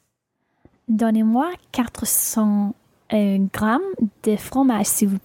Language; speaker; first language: French; non-native, learner; English